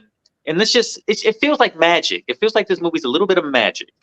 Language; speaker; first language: English; native; English